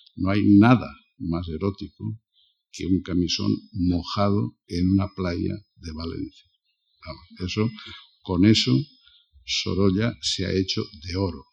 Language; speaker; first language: Spanish; native; Spanish